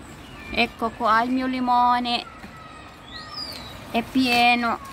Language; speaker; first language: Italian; non-native, learner; Filipino